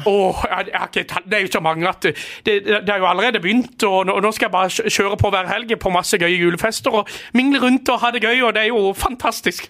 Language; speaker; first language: Norwegian; native; Norwegian